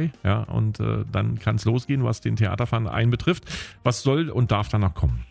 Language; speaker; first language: German; native; German